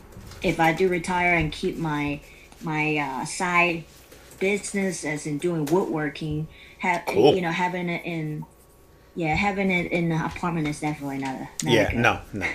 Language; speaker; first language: English; non-native, local second language; Cantonese